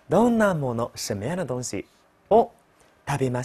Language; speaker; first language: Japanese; non-native, fluent; Chinese